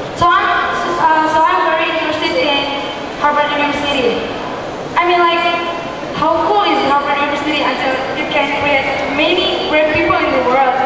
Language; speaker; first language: English; non-native, learner; Indonesian